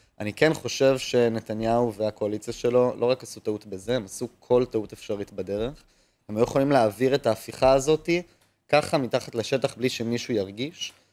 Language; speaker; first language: Hebrew; native; Hebrew